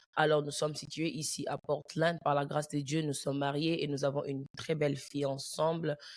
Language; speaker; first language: French; early bilingual, heritage; French